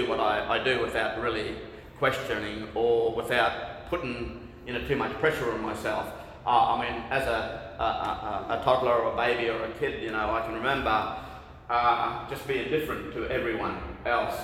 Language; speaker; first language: English; native; English